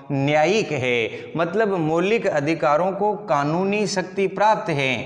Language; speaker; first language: Hindi; native; Hindi